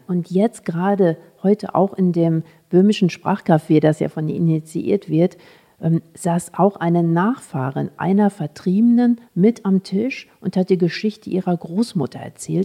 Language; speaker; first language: German; native; German